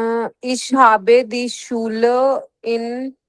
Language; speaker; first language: German; non-native, learner; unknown